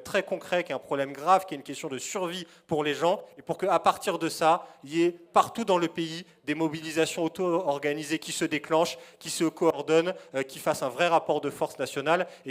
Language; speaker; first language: French; native; French